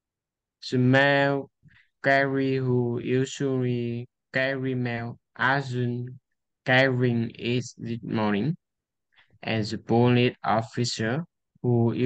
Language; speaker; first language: English; non-native, learner; Vietnamese